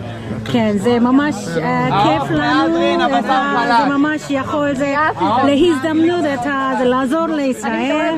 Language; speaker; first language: Hebrew; non-native, learner; Korean